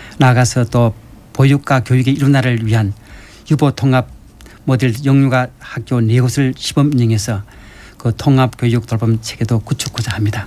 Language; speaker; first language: Korean; native; Korean